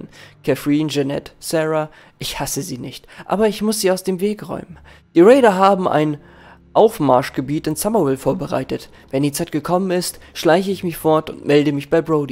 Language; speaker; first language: German; native; German